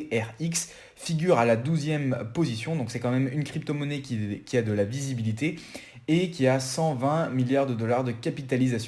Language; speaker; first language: French; native; French